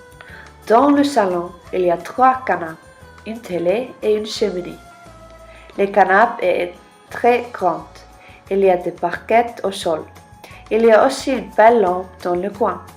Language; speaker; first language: French; non-native, learner; Icelandic